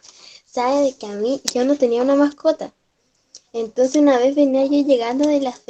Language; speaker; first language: Spanish; native; Spanish